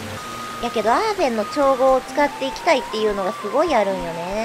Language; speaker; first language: Japanese; native; Japanese